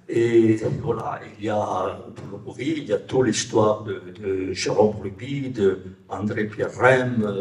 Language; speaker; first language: French; non-native, fluent; Italian